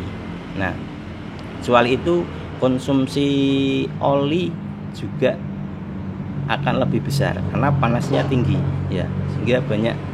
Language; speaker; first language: Indonesian; native; Indonesian